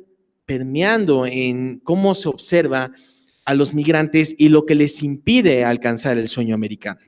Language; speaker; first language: Spanish; native; Spanish